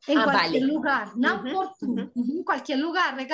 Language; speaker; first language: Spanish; native; Spanish